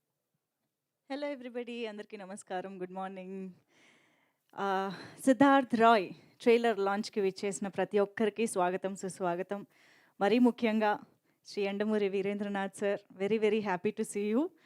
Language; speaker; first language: Telugu; native; Telugu